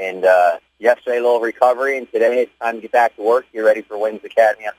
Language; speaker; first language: English; native; English